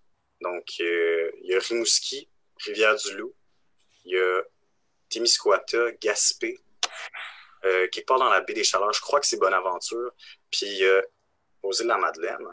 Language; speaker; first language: French; native; French